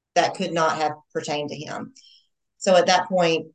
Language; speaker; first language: English; native; English